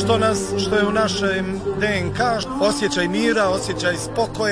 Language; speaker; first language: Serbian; early bilingual, heritage; Serbian